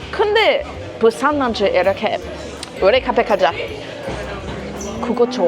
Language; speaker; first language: Korean; non-native, learner; English